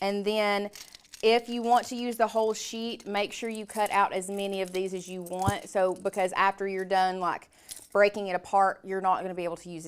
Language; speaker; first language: English; native; English